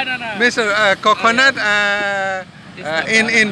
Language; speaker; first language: English; non-native, learner; Indonesian